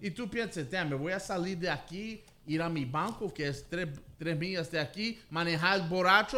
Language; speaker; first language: Spanish; early bilingual, heritage; English